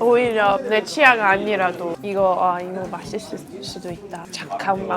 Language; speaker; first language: Korean; non-native, fluent; English